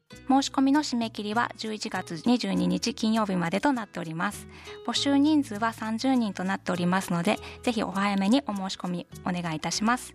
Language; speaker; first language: Japanese; native; Japanese